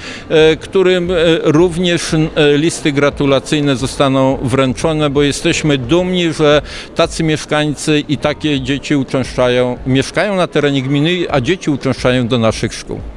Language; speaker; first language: Polish; native; Polish